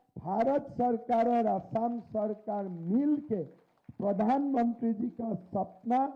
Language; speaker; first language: Hindi; non-native, local second language; Assamese